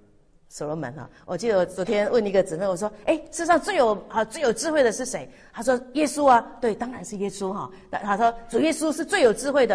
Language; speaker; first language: Chinese; native; Chinese